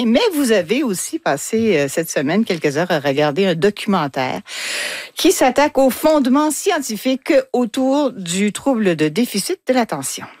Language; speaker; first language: French; native; French